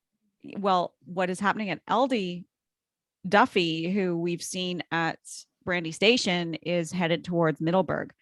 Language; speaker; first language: English; native; English